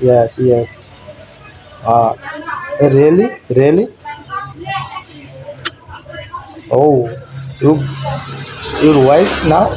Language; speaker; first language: English; non-native, learner; Bangla